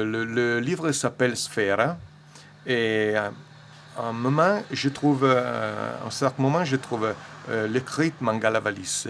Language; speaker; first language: French; non-native, learner; Italian